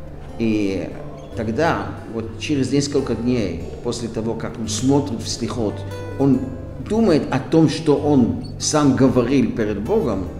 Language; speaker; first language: Russian; non-native, fluent; Hebrew